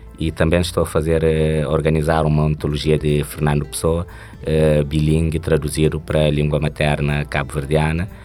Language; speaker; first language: Portuguese; non-native, local second language; Kabuverdianu